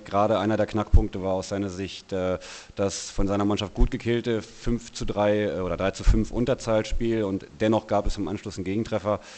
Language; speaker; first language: German; native; German